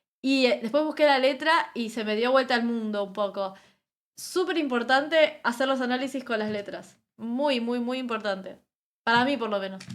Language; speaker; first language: Spanish; native; Spanish